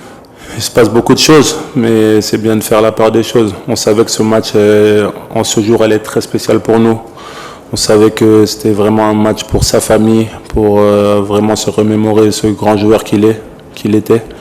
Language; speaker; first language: French; native; French